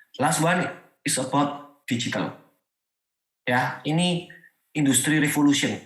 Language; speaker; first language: English; non-native, learner; Indonesian